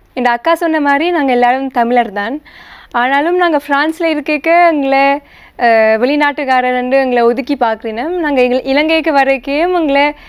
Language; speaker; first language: Tamil; early bilingual, heritage; Tamil